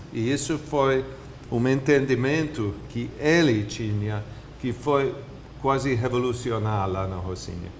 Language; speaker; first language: Portuguese; non-native, fluent; English